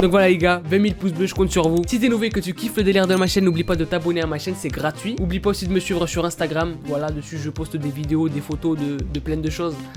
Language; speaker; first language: French; native; French